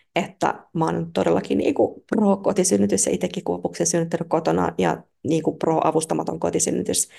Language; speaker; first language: Finnish; native; Finnish